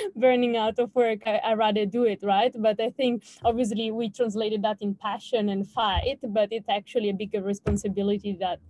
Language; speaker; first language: English; non-native, fluent; Italian